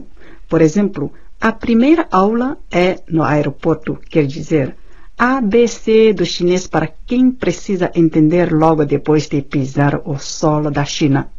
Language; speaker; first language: Portuguese; non-native, fluent; Chinese